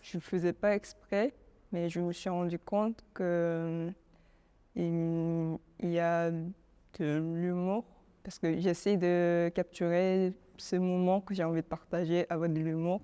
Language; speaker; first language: French; non-native, fluent; Korean